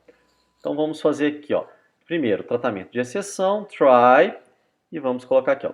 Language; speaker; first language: Portuguese; native; Portuguese